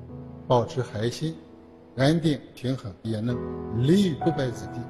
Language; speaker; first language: Chinese; native; Chinese